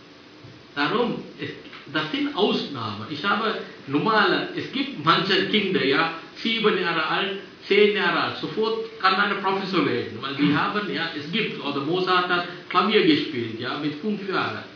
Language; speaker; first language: German; non-native, fluent; Sinhala